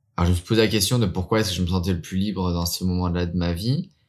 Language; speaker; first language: French; early bilingual, heritage; French